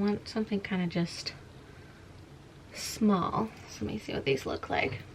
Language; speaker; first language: English; native; English